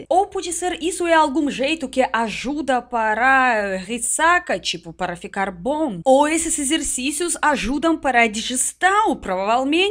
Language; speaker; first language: Portuguese; non-native, learner; Russian